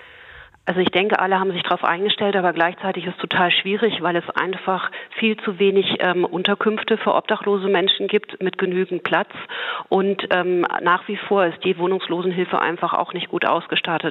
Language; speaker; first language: German; native; German